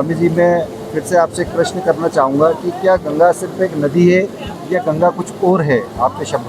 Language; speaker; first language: Hindi; native; Hindi